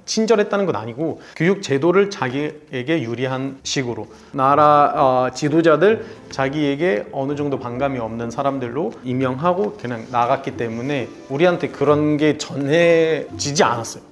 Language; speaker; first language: Korean; non-native, fluent; Arabic